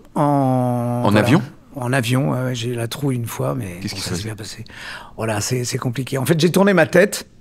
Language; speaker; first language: French; native; French